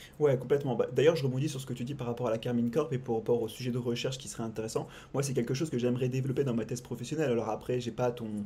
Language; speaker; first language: French; native; French